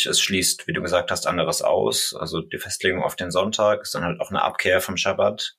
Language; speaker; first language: German; native; German